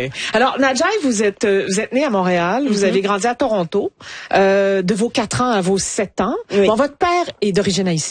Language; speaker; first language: French; native; French